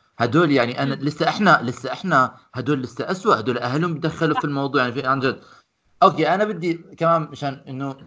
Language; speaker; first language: Arabic; native; Arabic